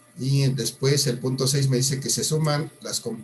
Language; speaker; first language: Spanish; native; Spanish